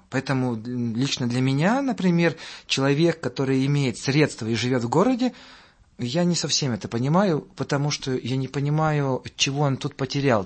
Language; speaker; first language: Russian; non-native, local second language; Latvian